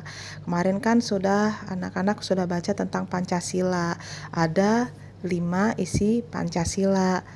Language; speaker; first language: Indonesian; native; Indonesian